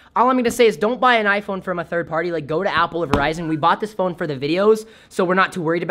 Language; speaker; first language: English; native; English